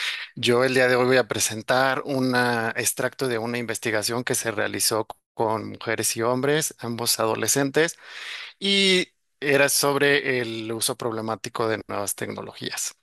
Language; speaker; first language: Spanish; native; Spanish